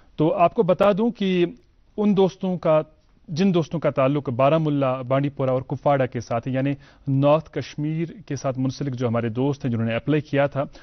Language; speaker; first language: Hindi; non-native, local second language; Kashmiri